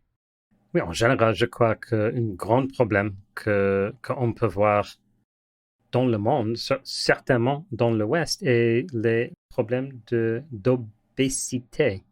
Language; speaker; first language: French; non-native, learner; English